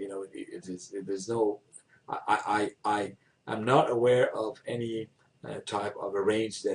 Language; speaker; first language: English; non-native, fluent; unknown